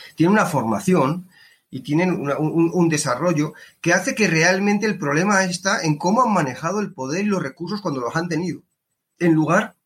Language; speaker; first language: Spanish; native; Spanish